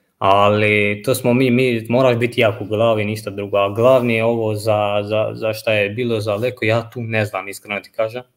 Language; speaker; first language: Croatian; non-native, fluent; Albanian